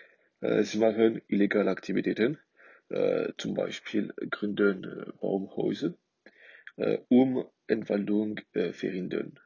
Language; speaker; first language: German; non-native, learner; French